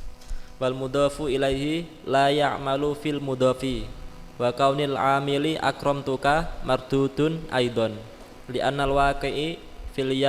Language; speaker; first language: Arabic; non-native, learner; Indonesian